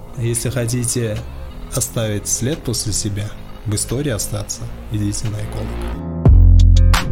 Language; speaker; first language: Russian; non-native, local second language; Tajik